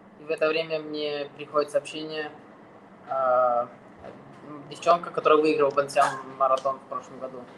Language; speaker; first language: Russian; non-native, fluent; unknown